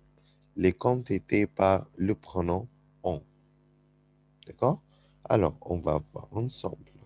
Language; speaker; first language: French; non-native, fluent; Arabic